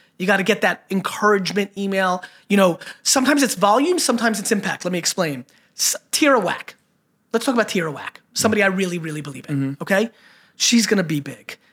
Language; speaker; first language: English; early bilingual, other home language; Russian